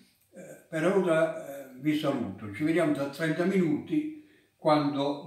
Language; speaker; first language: Italian; native; Italian